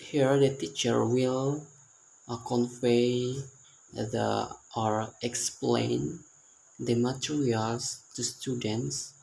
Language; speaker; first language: English; non-native, learner; Indonesian